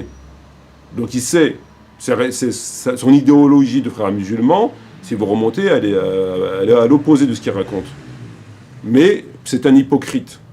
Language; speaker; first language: French; native; French